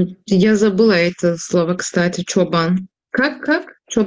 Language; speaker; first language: Russian; non-native, fluent; Turkish